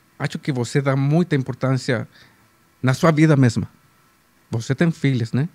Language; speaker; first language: Portuguese; non-native, fluent; Spanish